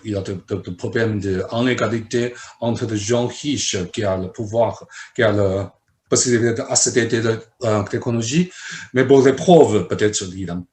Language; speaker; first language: French; non-native, fluent; Chinese